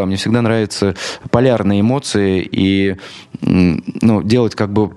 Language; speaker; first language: Russian; native; Russian